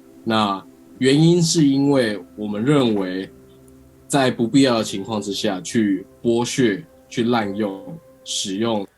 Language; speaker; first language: Chinese; native; Chinese